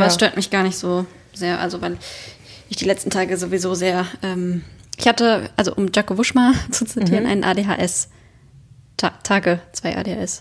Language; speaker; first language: German; native; German